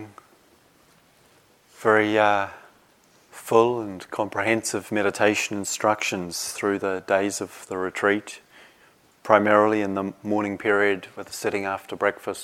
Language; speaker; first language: English; native; English